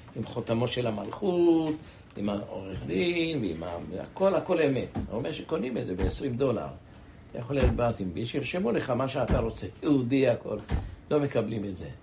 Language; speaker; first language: Hebrew; native; Hebrew